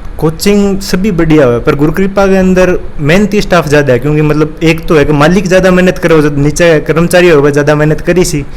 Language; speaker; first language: Hindi; native; Hindi